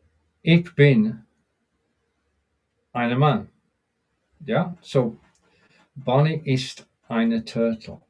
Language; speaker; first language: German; non-native, learner; English